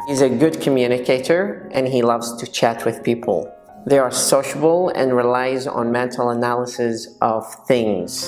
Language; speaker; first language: English; non-native, fluent; Arabic